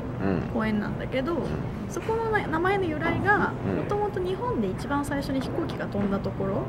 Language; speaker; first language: Japanese; native; Japanese